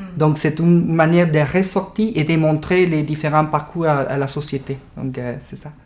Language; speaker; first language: French; non-native, learner; Spanish